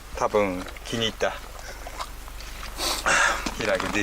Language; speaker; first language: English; non-native, learner; Japanese